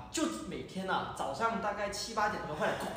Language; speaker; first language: Chinese; native; Chinese